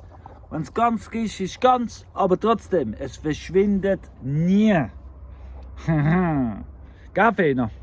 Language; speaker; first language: German; native; German